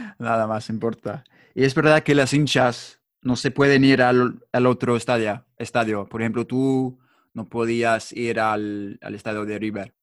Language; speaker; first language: Spanish; non-native, learner; English